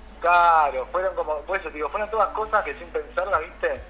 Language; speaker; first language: Spanish; native; Spanish